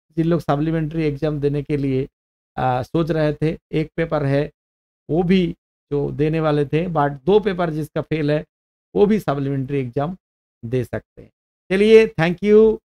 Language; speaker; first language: Hindi; non-native, local second language; Bangla